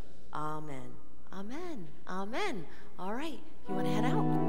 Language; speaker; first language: English; native; English